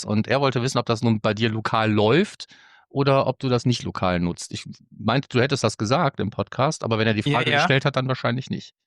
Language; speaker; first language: German; native; German